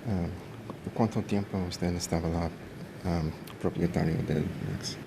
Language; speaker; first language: Spanish; early bilingual, heritage; English